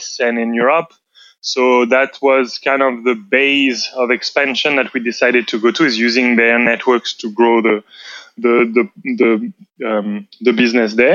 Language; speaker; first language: English; non-native, fluent; French